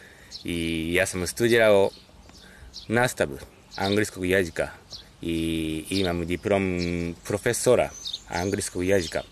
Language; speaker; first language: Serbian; non-native, learner; Japanese